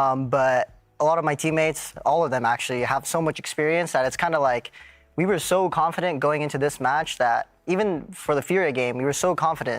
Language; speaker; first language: English; native; English